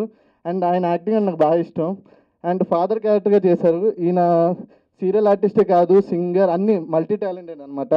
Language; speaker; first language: Telugu; native; Telugu